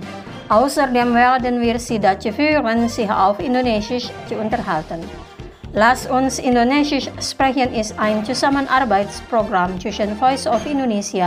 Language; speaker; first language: German; non-native, fluent; Indonesian